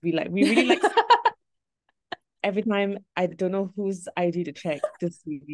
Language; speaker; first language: English; native; English